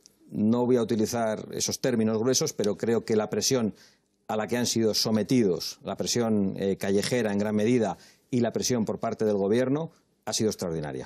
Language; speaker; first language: Spanish; native; Spanish